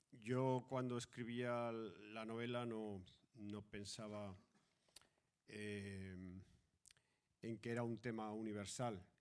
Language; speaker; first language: Spanish; native; Spanish